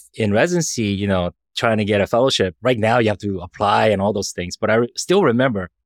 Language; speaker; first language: English; early bilingual, other home language; Korean